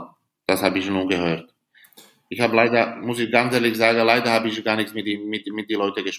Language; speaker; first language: German; non-native, fluent; Slovak